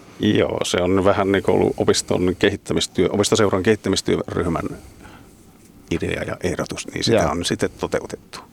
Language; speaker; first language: Finnish; native; Finnish